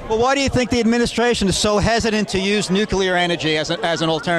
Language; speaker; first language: English; native; English